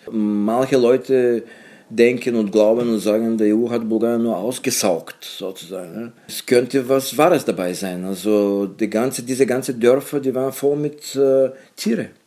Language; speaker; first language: German; non-native, fluent; Bulgarian